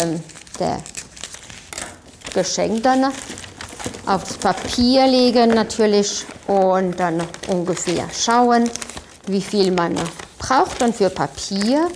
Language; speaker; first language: German; non-native, fluent; French